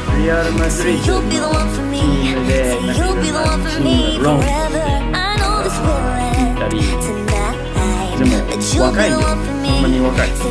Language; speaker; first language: Japanese; non-native, fluent; English